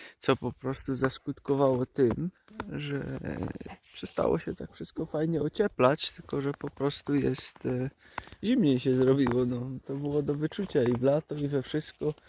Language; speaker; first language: Polish; native; Polish